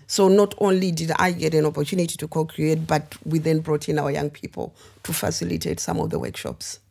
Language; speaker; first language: English; non-native, local second language; Shona